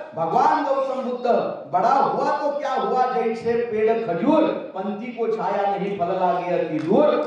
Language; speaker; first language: Hindi; non-native, local second language; Marathi